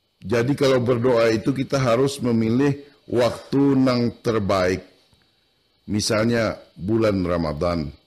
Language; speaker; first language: Indonesian; non-native, local second language; Banjar